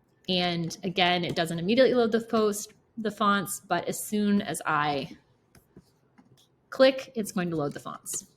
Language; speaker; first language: English; native; English